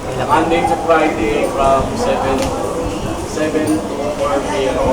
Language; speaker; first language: English; non-native, local second language; Filipino